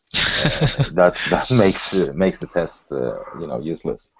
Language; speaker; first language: English; early bilingual, other home language; Polish